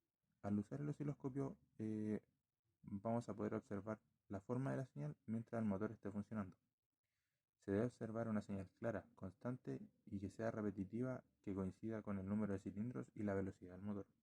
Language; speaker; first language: Spanish; native; Spanish